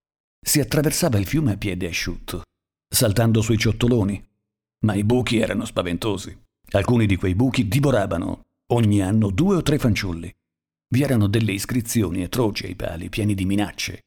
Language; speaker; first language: Italian; native; Italian